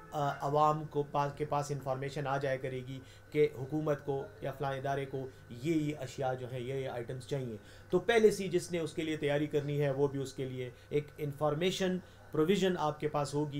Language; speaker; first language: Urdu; non-native, local second language; Pashto